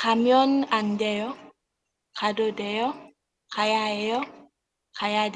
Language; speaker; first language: Korean; non-native, learner; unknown